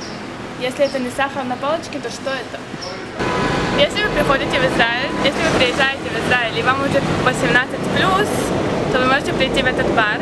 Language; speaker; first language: Russian; early bilingual, heritage; Russian